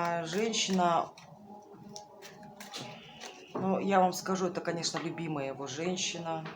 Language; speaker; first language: Russian; native; Russian